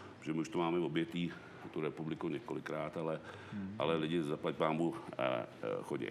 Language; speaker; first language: Czech; native; Czech